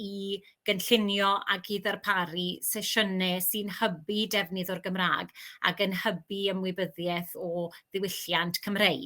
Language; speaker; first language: Welsh; native; Welsh